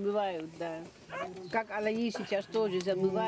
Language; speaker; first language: Russian; non-native, fluent; Dutch